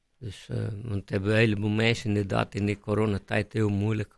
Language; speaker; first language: Dutch; non-native, fluent; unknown